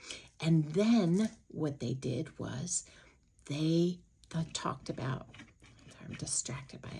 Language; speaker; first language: English; native; English